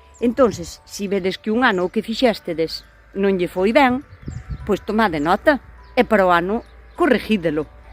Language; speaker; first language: Galician; native; Galician